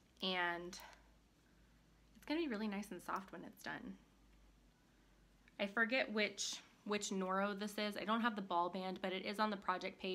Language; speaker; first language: English; native; English